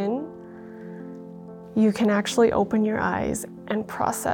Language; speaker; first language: English; early bilingual, other home language; Vietnamese